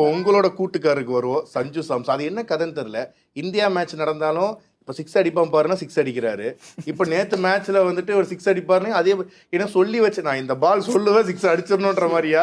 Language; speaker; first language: Tamil; native; Tamil